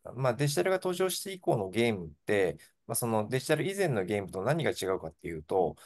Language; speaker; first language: Japanese; native; Japanese